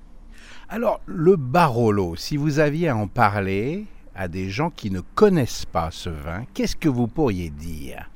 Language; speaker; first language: French; native; French